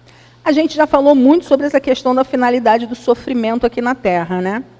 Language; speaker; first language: Portuguese; native; Portuguese